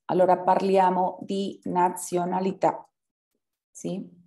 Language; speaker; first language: Italian; non-native, fluent; Spanish